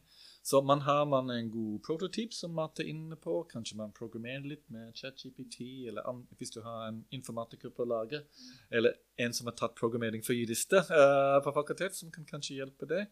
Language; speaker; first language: Norwegian; non-native, fluent; English